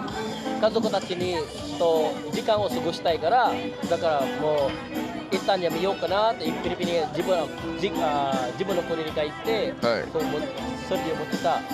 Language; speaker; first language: Japanese; non-native, fluent; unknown